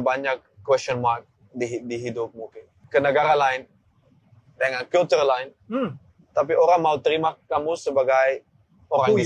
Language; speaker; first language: Indonesian; non-native, learner; Dutch